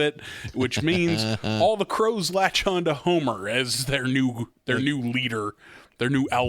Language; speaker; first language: English; native; English